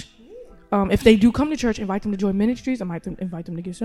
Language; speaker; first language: English; native; English